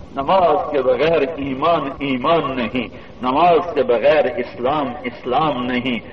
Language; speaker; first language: Urdu; non-native, local second language; Punjabi